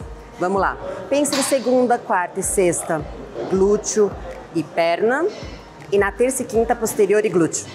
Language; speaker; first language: Portuguese; native; Portuguese